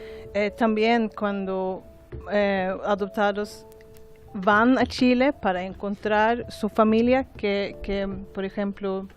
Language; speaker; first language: Spanish; non-native, learner; Swedish